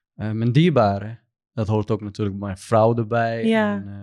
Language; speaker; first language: Dutch; non-native, fluent; Turkish